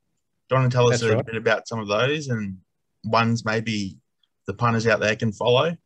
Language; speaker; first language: English; native; English